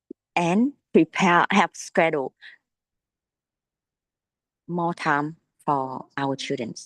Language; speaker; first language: English; non-native, learner; Vietnamese